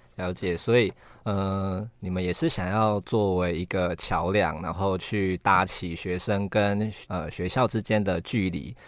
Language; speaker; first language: Chinese; native; Chinese